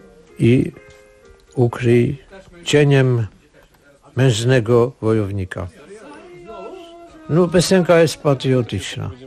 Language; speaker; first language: Polish; non-native, learner; Armenian